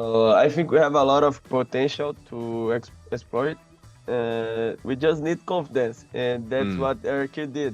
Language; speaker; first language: English; non-native, learner; Portuguese